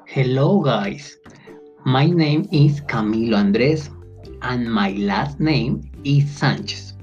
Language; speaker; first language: English; non-native, learner; Spanish